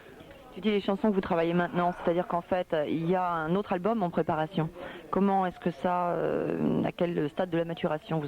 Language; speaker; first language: French; native; French